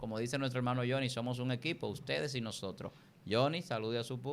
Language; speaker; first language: Spanish; native; Spanish